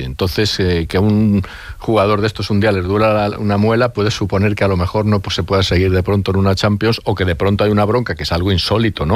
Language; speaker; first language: Spanish; native; Spanish